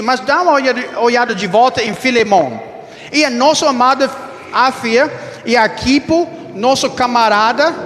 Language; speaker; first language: Portuguese; non-native, learner; English